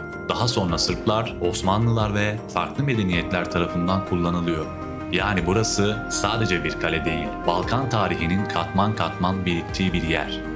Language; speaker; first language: Turkish; native; Turkish